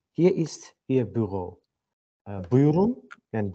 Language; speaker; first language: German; non-native, learner; Azerbaijani